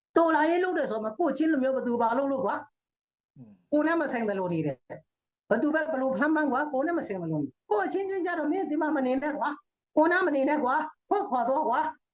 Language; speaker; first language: Burmese; non-native, local second language; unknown